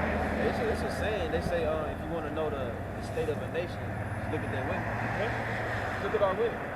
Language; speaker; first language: English; native; English